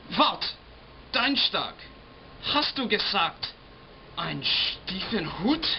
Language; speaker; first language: German; non-native, learner; English